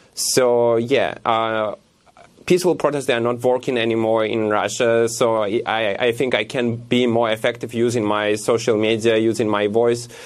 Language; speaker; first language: English; non-native, fluent; Russian